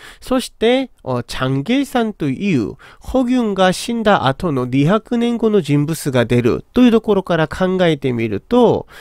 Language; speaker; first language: Japanese; non-native, fluent; Korean